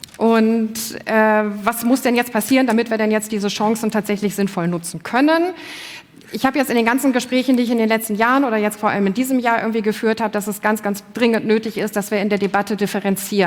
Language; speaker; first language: German; native; German